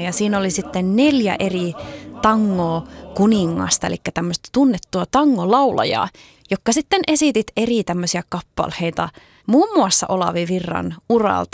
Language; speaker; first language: Finnish; native; Finnish